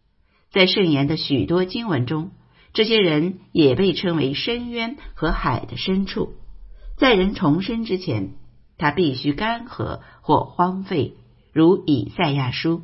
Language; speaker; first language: Chinese; native; Chinese